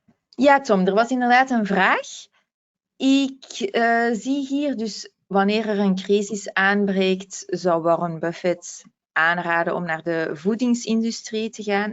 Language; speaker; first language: Dutch; native; Dutch